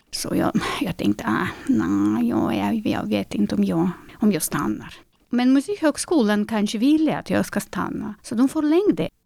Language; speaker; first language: Swedish; non-native, fluent; Russian